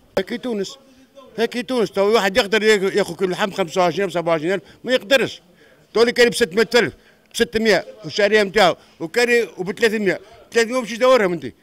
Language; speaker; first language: Arabic; native; Arabic